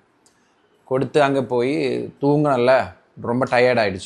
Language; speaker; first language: Tamil; non-native, local second language; Malayalam